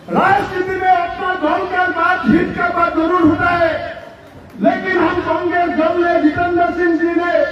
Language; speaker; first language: Hindi; non-native, local second language; Assamese